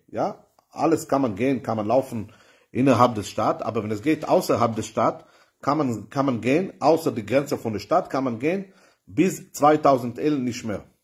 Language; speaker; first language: German; non-native, fluent; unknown